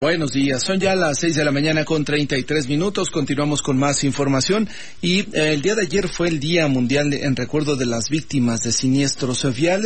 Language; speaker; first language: Spanish; native; Spanish